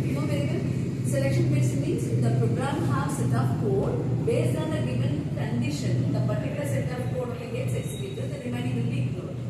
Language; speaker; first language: English; non-native, local second language; Tamil